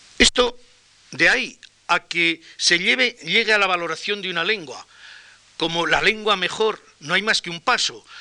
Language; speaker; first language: Spanish; native; Spanish